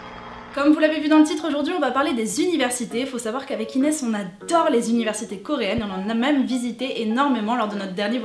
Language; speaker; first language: French; native; French